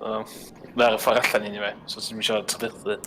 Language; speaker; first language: Welsh; native; Welsh